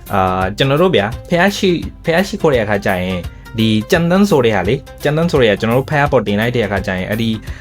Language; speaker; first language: Burmese; non-native, local second language; Hindi